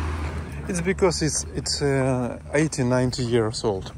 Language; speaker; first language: English; non-native, learner; Russian